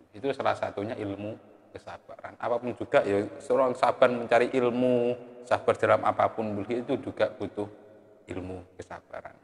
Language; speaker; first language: Indonesian; non-native, local second language; Javanese